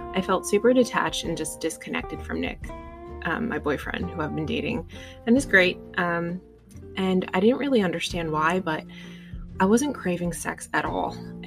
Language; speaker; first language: English; native; English